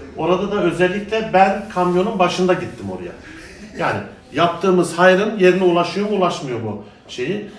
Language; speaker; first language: Turkish; native; Turkish